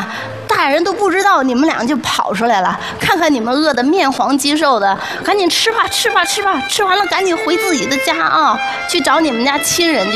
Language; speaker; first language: Chinese; native; Chinese